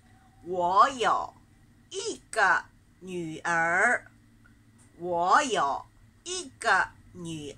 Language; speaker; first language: Chinese; non-native, fluent; Japanese